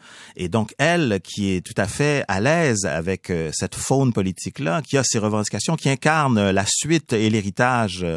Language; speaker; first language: French; native; French